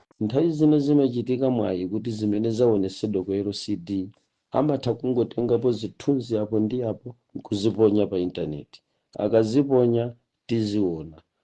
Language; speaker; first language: Nyanja; native; Nyanja